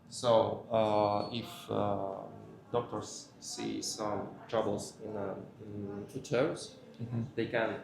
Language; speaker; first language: English; non-native, fluent; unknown